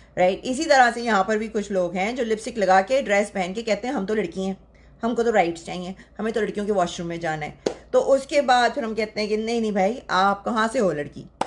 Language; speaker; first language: Urdu; native; Urdu